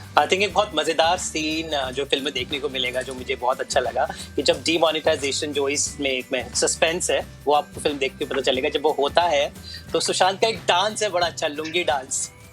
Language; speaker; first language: Hindi; native; Hindi